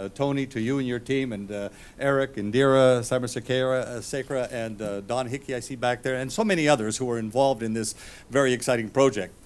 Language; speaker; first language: English; native; English